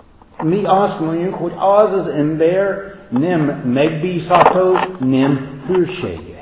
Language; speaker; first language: Hungarian; non-native, fluent; English